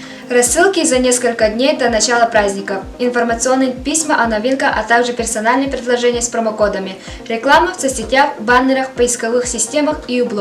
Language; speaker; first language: Russian; non-native, local second language; Yakut